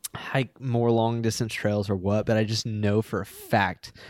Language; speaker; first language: English; native; English